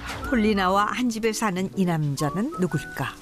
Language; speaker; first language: Korean; native; Korean